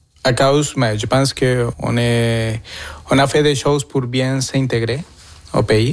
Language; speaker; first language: French; non-native, fluent; Spanish